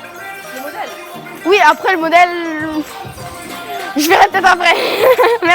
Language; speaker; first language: French; native; French